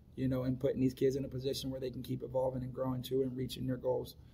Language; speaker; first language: English; native; English